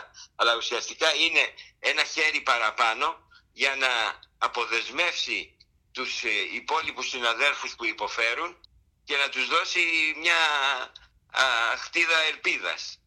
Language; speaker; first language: Greek; native; Greek